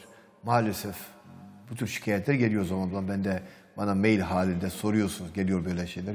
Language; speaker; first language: Turkish; native; Turkish